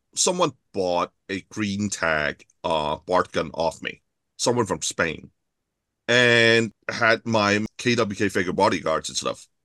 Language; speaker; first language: English; non-native, local second language; Cantonese